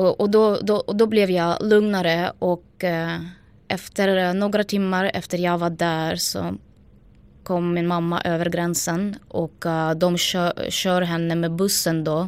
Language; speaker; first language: Swedish; non-native, fluent; Ukrainian